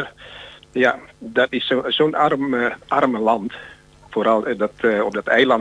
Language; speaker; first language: Dutch; non-native, fluent; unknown